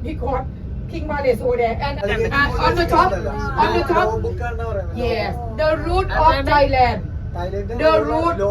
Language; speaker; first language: English; non-native, learner; Thai